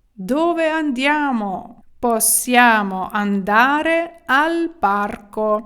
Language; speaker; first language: Italian; non-native, fluent; Ukrainian